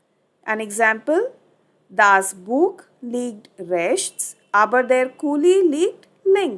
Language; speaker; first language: German; non-native, fluent; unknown